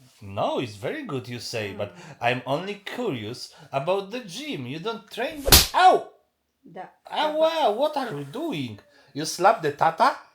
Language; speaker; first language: English; non-native, learner; Polish